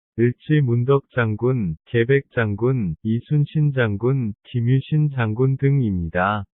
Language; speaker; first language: Korean; non-native, learner; Vietnamese